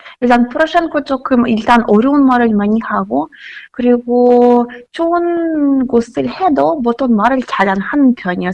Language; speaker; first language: Korean; non-native, fluent; Ukrainian